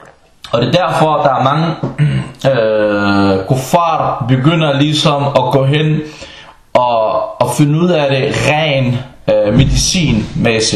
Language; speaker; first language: Danish; non-native, fluent; Arabic